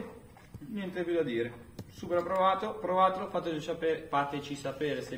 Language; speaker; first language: Italian; native; Italian